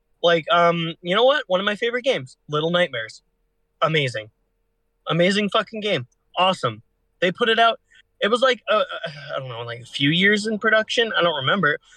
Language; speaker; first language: English; native; English